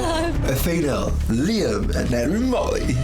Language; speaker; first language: Welsh; native; Welsh